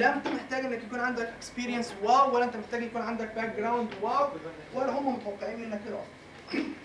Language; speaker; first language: Arabic; native; Arabic